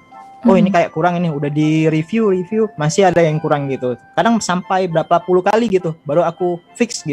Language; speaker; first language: Indonesian; native; Indonesian